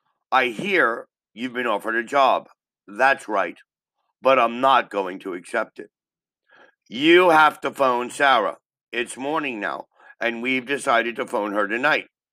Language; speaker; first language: English; native; English